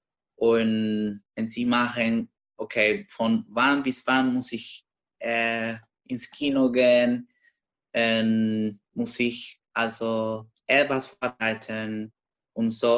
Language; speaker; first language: German; non-native, learner; Spanish